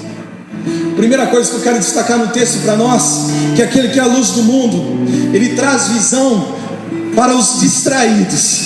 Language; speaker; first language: Portuguese; native; Portuguese